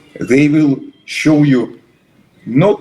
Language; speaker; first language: English; non-native, learner; Russian